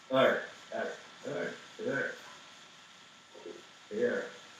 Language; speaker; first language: English; non-native, learner; Portuguese